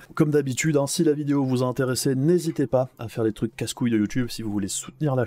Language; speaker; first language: French; native; French